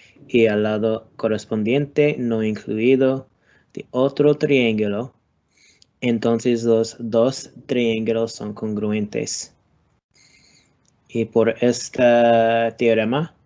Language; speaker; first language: Spanish; non-native, learner; English